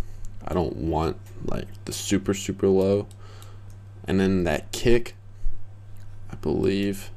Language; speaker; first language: English; native; English